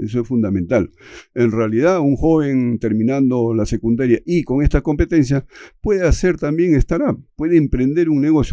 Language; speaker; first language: Spanish; native; Spanish